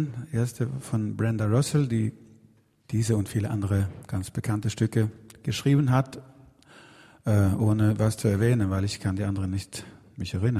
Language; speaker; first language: German; non-native, learner; Swedish